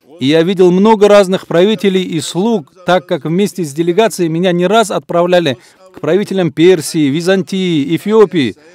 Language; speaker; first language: Russian; non-native, local second language; Avaric